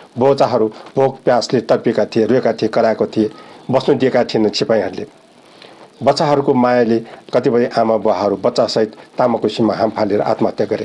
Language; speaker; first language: Nepali; non-native, local second language; Newari